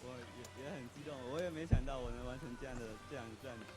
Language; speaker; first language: Chinese; native; Chinese